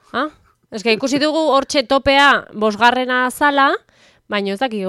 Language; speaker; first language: Basque; native; Basque